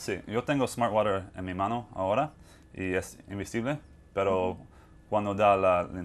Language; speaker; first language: Spanish; non-native, fluent; English